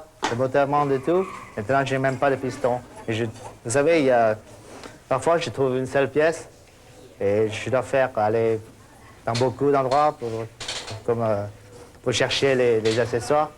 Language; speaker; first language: French; non-native, fluent; Vietnamese